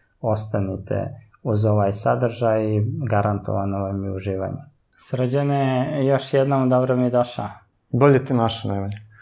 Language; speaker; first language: Serbian; native; Serbian